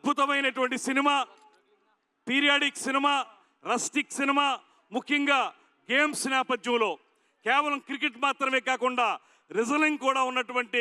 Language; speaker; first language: Telugu; native; Telugu